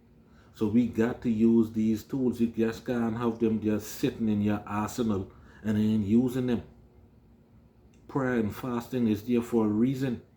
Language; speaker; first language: English; native; English